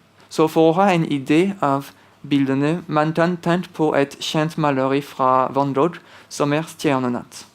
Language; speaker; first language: Norwegian; non-native, fluent; French